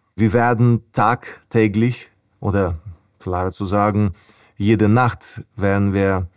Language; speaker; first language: German; non-native, fluent; Ukrainian